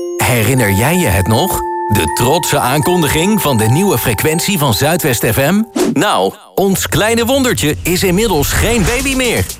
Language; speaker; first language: Dutch; native; Dutch